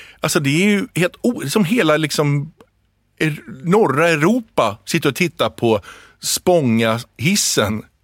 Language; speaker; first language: Swedish; native; Swedish